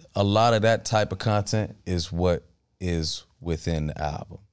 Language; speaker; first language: English; early bilingual, other home language; Akan